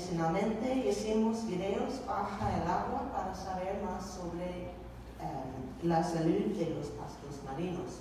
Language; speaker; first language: Spanish; non-native, learner; English